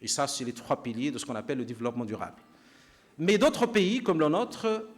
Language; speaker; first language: French; non-native, local second language; Arabic